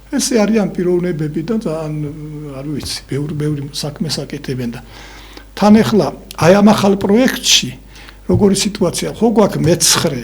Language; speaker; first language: Georgian; non-native, local second language; Svan